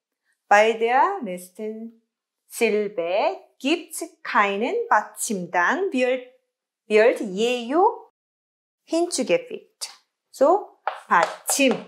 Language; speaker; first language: German; non-native, learner; Korean